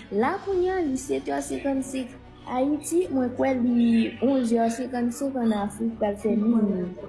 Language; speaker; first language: Haitian Creole; native; Haitian Creole